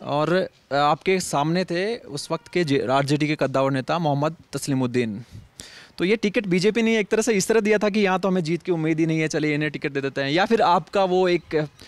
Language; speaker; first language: Hindi; native; Hindi